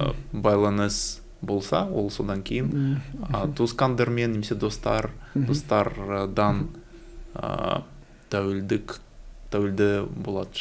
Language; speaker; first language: Kazakh; non-native, learner; Russian